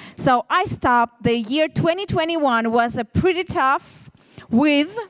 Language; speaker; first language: English; non-native, fluent; Ukrainian